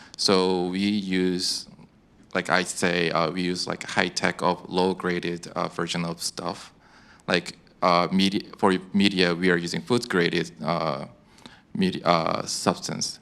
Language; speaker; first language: English; non-native, fluent; Korean